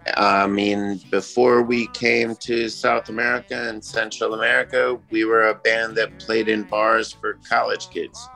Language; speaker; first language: English; native; English